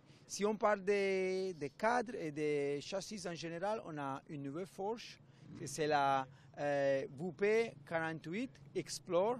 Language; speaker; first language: French; non-native, fluent; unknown